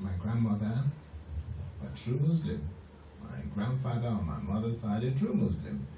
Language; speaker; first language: English; non-native, local second language; Yoruba